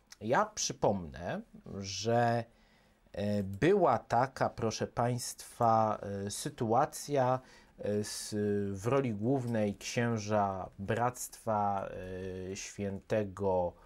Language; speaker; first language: Polish; native; Polish